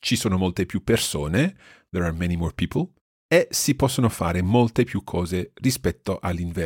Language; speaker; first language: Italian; non-native, fluent; English